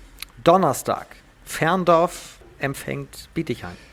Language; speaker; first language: German; native; German